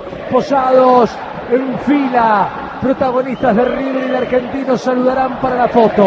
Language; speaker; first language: Spanish; native; Spanish